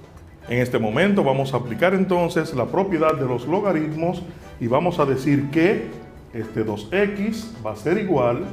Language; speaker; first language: Spanish; native; Spanish